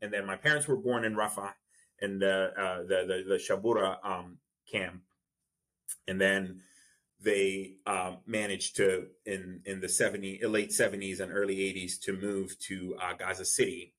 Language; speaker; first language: English; non-native, fluent; Arabic